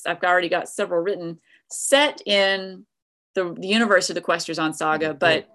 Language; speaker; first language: English; native; English